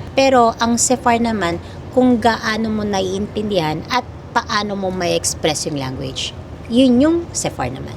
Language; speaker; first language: Filipino; native; Filipino